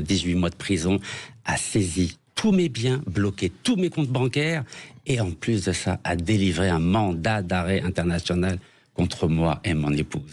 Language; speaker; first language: French; native; French